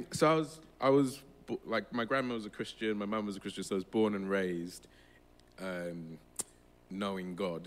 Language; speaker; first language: English; native; English